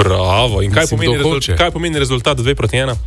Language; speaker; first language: Slovenian; native; Slovenian